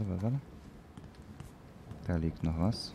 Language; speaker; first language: German; native; German